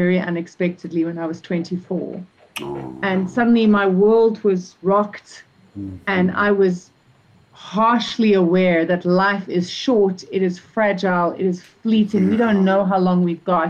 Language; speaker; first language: English; native; English